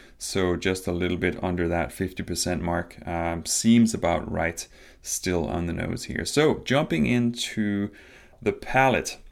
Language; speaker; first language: English; non-native, fluent; Danish